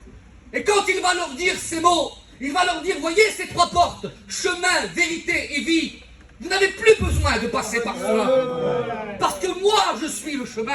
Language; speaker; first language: French; native; French